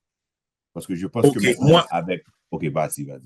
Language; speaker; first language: French; non-native, local second language; Haitian Creole